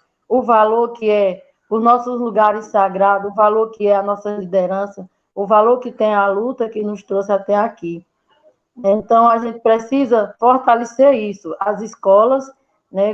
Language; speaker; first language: Portuguese; native; Portuguese